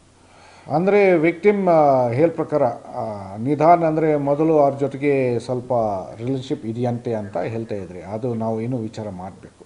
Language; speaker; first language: Kannada; non-native, fluent; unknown